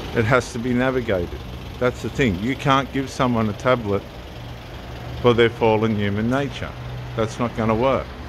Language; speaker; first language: English; native; English